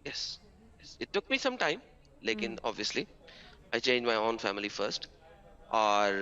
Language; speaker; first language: English; non-native, local second language; Hindi